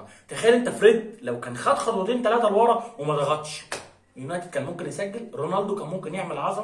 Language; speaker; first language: Arabic; native; Arabic